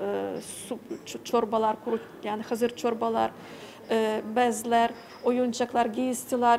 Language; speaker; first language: Turkish; non-native, fluent; Ukrainian